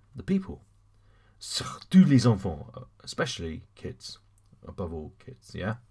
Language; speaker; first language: English; native; English